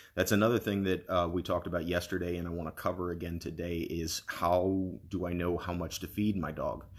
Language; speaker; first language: English; native; English